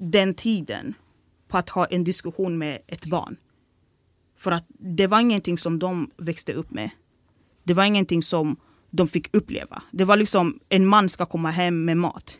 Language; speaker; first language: Swedish; early bilingual, other home language; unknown